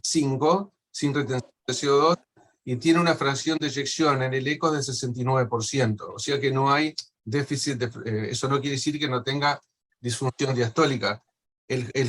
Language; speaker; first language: Spanish; native; Spanish